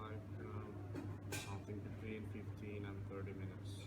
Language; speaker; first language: English; non-native, fluent; Finnish